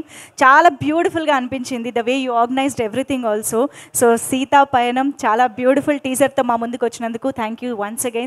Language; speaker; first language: Telugu; native; Telugu